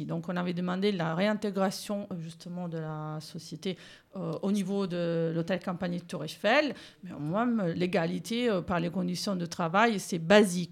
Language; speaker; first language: French; native; French